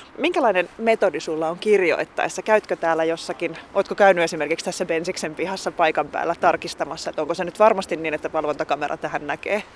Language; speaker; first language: Finnish; native; Finnish